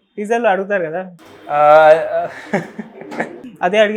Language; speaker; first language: Telugu; native; Telugu